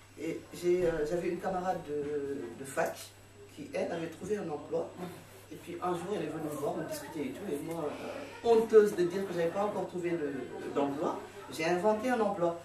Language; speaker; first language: French; non-native, local second language; Fula